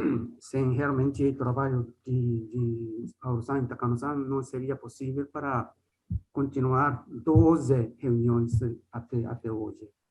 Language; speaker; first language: Portuguese; non-native, fluent; Japanese